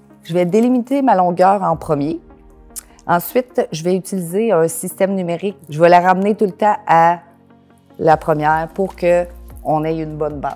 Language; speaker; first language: French; native; French